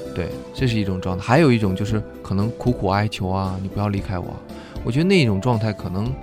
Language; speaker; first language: Chinese; native; Chinese